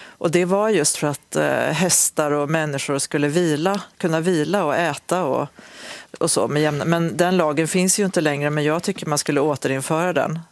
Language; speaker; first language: Swedish; native; Swedish